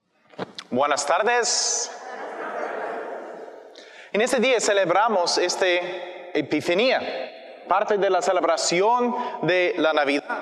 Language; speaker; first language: Spanish; non-native, learner; English